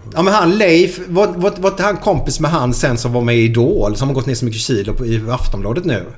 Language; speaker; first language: Swedish; native; Swedish